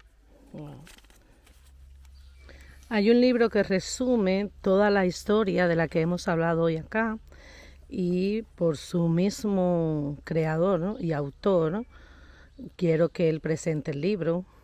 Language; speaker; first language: Spanish; native; Spanish